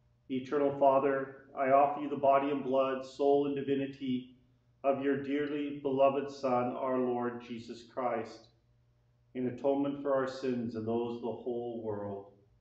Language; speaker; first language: English; native; English